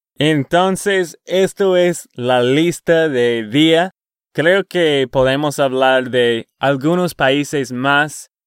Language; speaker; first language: Spanish; non-native, learner; English